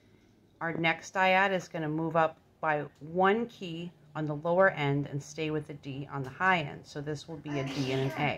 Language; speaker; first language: English; native; English